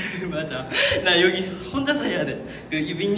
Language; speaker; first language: Korean; non-native, fluent; Japanese